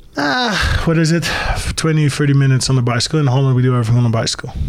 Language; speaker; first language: English; early bilingual, other home language; Dutch